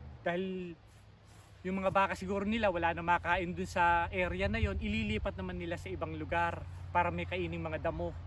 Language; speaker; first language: Filipino; native; Filipino